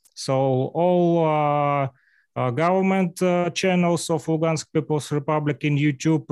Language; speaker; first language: English; non-native, learner; Russian